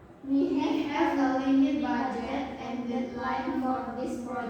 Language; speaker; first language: English; non-native, learner; Indonesian